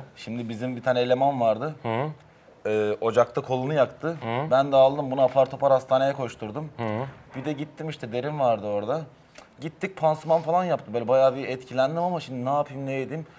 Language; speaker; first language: Turkish; native; Turkish